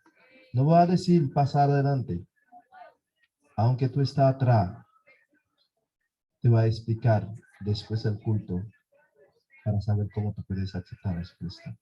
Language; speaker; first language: Spanish; non-native, fluent; Haitian Creole